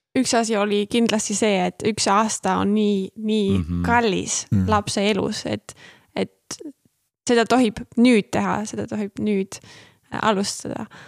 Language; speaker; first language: Estonian; non-native, fluent; German